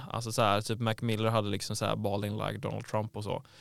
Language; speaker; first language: Swedish; native; Swedish